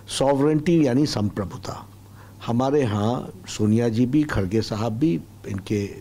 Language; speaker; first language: Hindi; native; Hindi